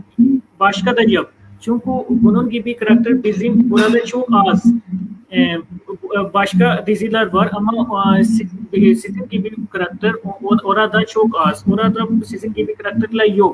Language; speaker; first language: Turkish; non-native, fluent; Urdu